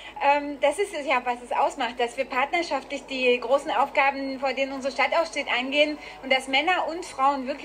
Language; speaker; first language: German; native; German